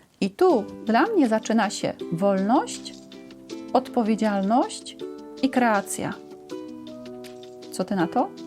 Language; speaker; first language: Polish; native; Polish